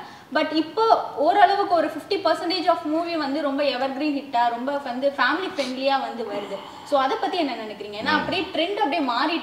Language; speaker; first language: Tamil; native; Tamil